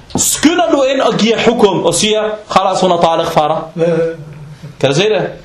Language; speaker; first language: Danish; non-native, fluent; Arabic